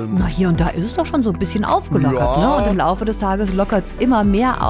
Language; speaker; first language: German; native; German